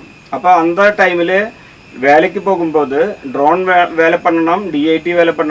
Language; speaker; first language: Tamil; non-native, learner; Malayalam